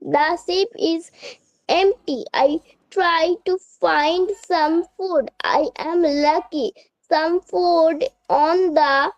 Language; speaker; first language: English; non-native, learner; Bangla